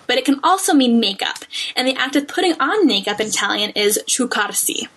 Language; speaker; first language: English; native; English